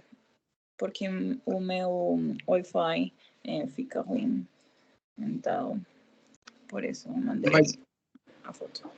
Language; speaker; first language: Portuguese; non-native, learner; Spanish